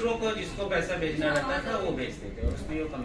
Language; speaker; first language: Hindi; native; Hindi